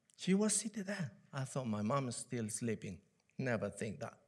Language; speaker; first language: English; non-native, fluent; Spanish